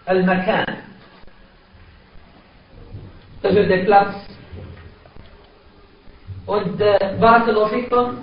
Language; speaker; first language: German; non-native, fluent; Arabic